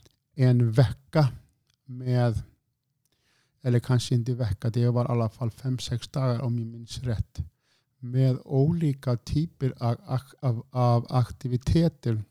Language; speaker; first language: Swedish; non-native, fluent; Icelandic